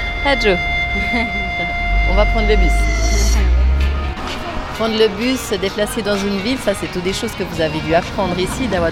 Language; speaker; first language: French; native; French